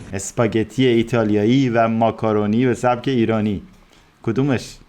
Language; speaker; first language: Persian; native; Persian